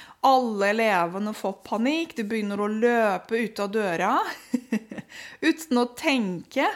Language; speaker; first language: Norwegian; non-native, fluent; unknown